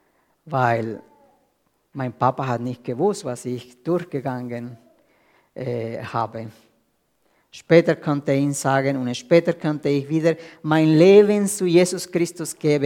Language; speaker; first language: German; non-native, fluent; Spanish